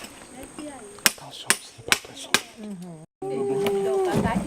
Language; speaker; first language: French; non-native, learner; Dutch